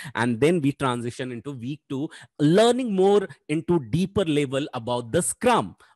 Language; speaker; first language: English; non-native, local second language; Hindi